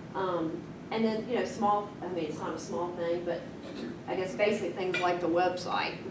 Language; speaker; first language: English; native; English